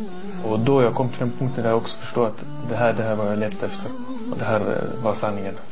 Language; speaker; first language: Swedish; non-native, learner; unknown